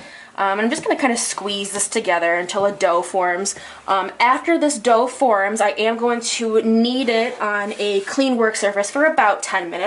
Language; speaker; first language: English; native; English